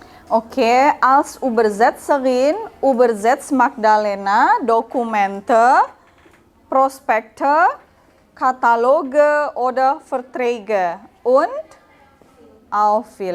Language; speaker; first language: German; non-native, learner; Indonesian